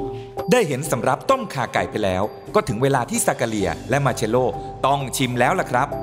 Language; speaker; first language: Thai; native; Thai